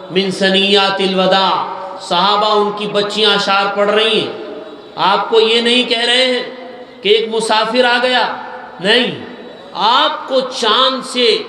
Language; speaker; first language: Urdu; native; Urdu